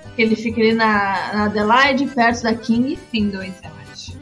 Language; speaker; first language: Portuguese; native; Portuguese